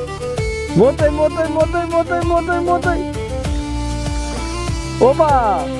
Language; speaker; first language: Macedonian; native; Macedonian